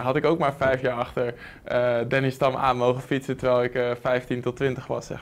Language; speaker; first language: Dutch; native; Dutch